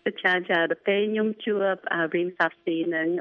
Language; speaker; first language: Khmer; early bilingual, other home language; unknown